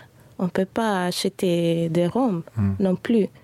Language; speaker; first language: French; non-native, fluent; Spanish